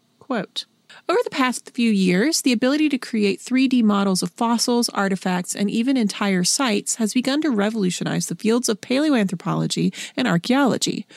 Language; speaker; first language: English; native; English